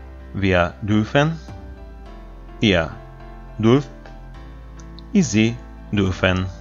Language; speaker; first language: German; non-native, fluent; Macedonian